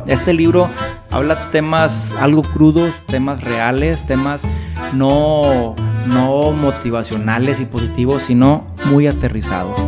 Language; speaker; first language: Spanish; native; Spanish